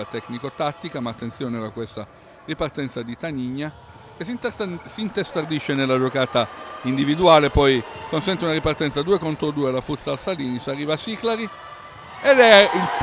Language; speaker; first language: Italian; native; Italian